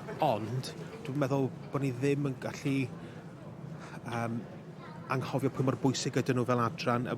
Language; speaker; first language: Welsh; native; Welsh